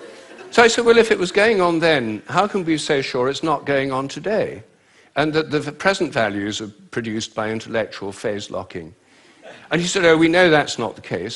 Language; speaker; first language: English; native; English